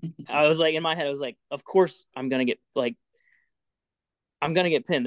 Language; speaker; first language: English; native; English